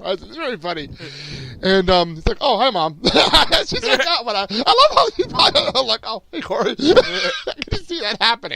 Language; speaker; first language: English; native; English